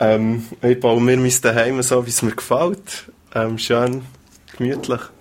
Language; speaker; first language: German; native; German